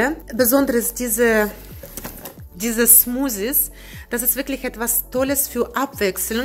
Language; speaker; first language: German; non-native, learner; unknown